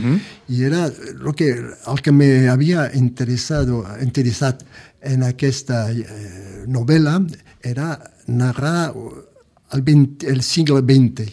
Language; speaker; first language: Catalan; early bilingual, heritage; Catalan